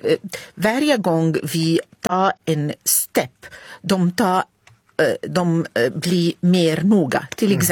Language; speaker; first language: Swedish; non-native, learner; Arabic